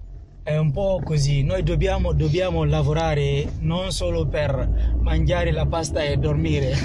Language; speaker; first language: Italian; non-native, learner; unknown